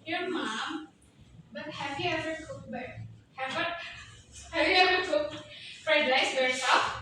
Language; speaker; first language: English; non-native, learner; Indonesian